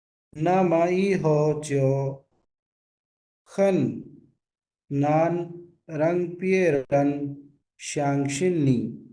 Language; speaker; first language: Chinese; non-native, learner; Urdu